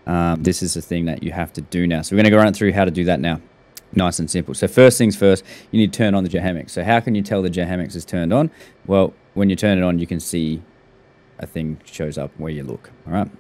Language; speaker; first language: English; native; English